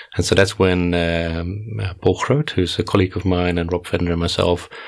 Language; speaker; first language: English; non-native, fluent; Dutch